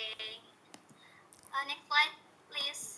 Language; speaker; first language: English; non-native, learner; Indonesian